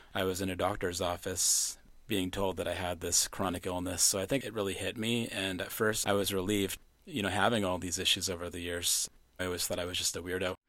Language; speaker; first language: English; native; English